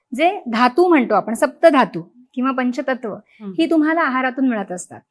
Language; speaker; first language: Marathi; native; Marathi